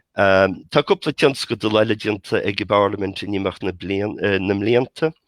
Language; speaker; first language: Irish; native; Irish